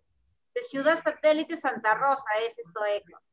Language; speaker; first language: Spanish; native; Spanish